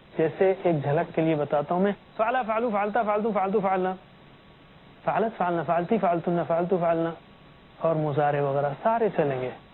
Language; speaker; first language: Urdu; native; Urdu